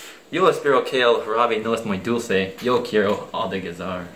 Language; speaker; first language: Spanish; non-native, learner; English